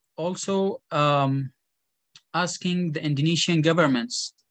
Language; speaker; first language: English; non-native, fluent; Arabic